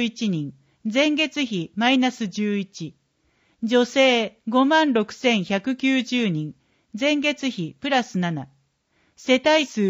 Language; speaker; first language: Japanese; native; Japanese